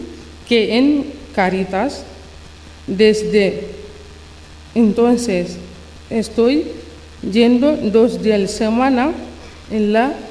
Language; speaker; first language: Spanish; non-native, learner; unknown